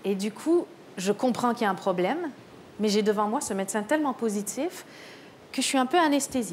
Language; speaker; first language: French; native; French